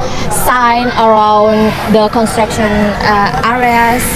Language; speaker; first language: English; non-native, learner; Indonesian